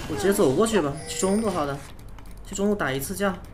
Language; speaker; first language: Chinese; native; Chinese